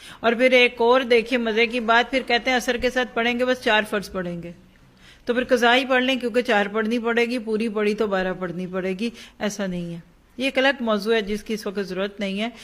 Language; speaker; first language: Urdu; native; Urdu